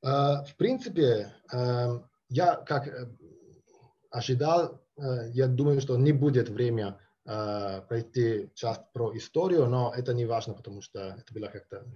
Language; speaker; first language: Russian; non-native, fluent; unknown